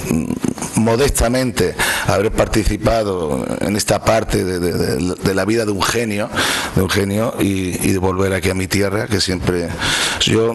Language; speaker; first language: Spanish; native; Spanish